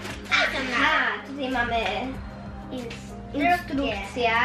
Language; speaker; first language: Polish; early bilingual, heritage; Polish